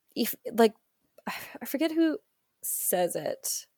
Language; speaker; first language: English; native; English